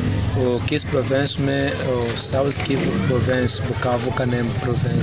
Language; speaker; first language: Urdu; non-native, learner; Swahili